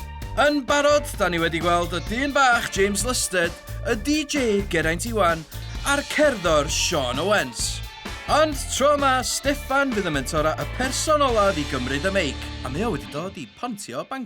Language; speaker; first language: Welsh; native; Welsh